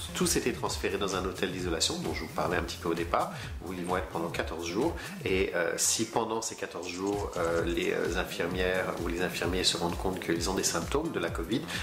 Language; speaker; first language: French; native; French